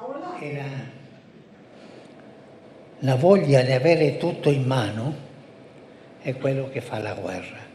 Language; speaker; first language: Italian; non-native, fluent; Spanish